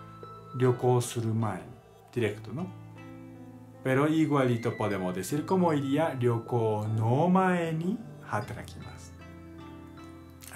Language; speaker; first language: Spanish; non-native, learner; Japanese